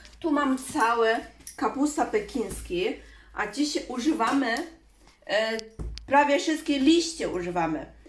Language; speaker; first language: Polish; non-native, learner; Chinese